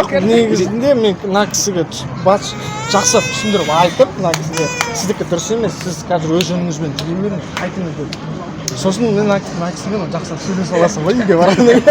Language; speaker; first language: Kazakh; native; Kazakh